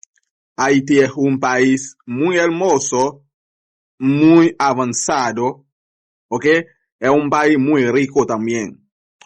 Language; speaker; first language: Spanish; non-native, fluent; Haitian Creole